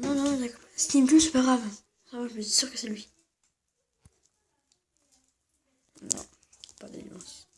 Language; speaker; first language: French; native; French